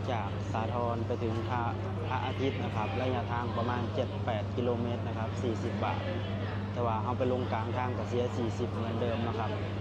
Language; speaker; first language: Thai; native; Thai